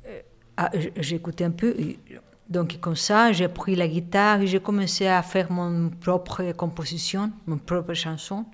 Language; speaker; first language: French; non-native, learner; Spanish